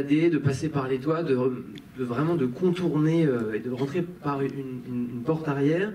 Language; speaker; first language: French; native; French